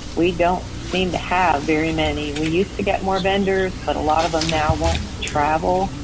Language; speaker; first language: English; native; English